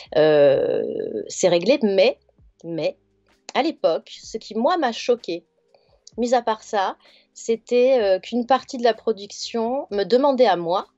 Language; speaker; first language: French; native; French